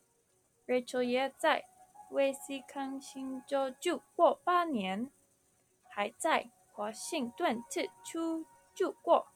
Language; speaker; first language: Chinese; non-native, learner; English